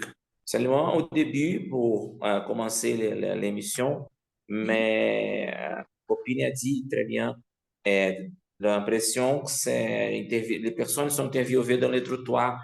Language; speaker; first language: French; non-native, fluent; Portuguese